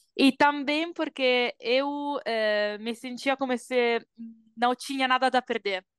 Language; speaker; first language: Portuguese; non-native, learner; Italian